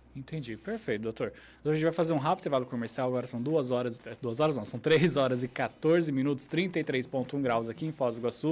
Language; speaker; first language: Portuguese; native; Portuguese